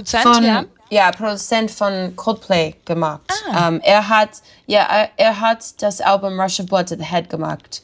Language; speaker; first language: German; non-native, learner; English